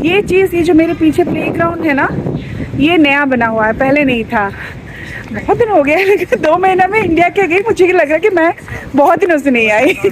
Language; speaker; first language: Hindi; non-native, local second language; Odia